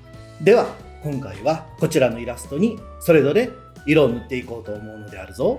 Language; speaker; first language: Japanese; native; Japanese